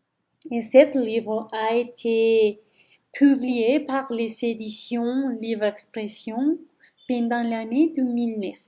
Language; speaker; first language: French; non-native, learner; Spanish